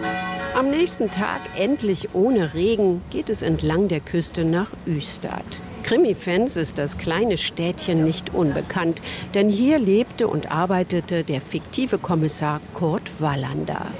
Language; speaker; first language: German; native; German